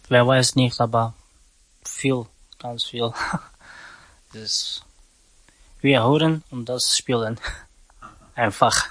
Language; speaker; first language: German; non-native, learner; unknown